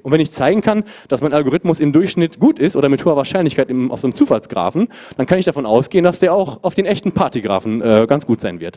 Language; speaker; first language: German; native; German